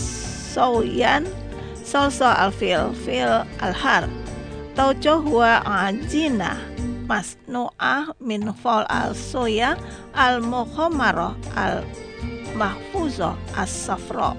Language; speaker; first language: Arabic; non-native, fluent; Indonesian